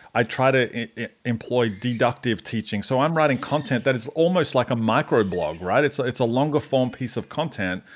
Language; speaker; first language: English; native; English